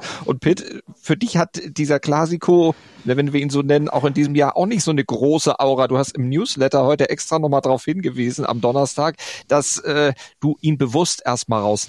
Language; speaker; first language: German; native; German